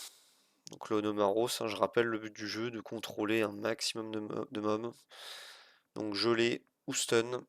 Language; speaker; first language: French; native; French